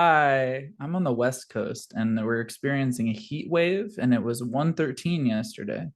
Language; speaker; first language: English; native; English